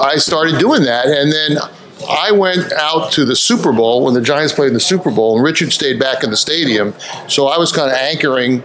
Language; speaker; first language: English; native; English